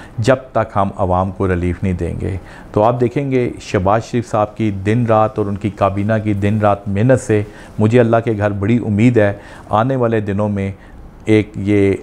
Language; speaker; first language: Urdu; non-native, local second language; Punjabi